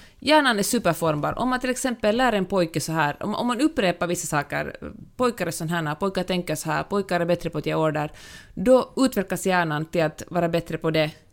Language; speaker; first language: Swedish; native; Swedish